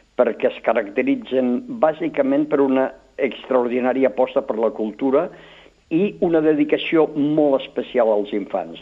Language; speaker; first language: Catalan; native; Catalan